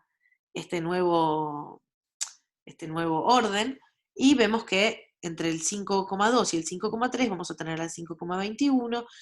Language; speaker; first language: Spanish; native; Spanish